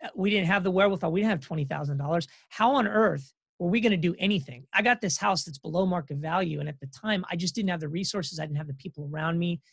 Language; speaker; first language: English; native; English